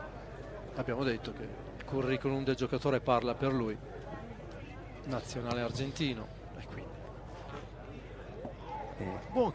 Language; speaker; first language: Italian; native; Italian